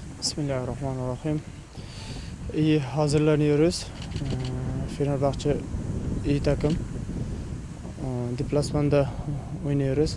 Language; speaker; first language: Turkish; non-native, learner; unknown